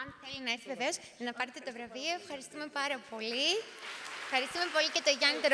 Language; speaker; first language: Greek; native; Greek